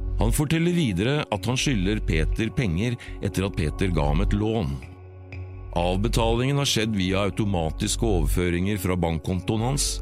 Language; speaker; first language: Norwegian; native; Norwegian